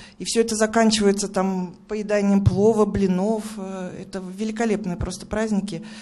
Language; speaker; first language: Russian; native; Russian